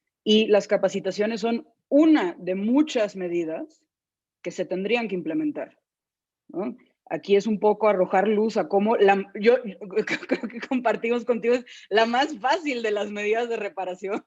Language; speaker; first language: Spanish; native; Spanish